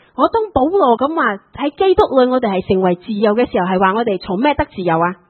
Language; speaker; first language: Chinese; non-native, local second language; Cantonese